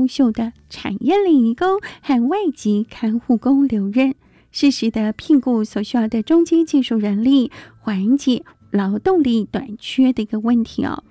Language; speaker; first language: Chinese; native; Chinese